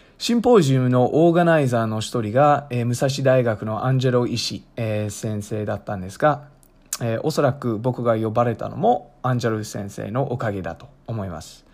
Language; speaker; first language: Japanese; non-native, fluent; English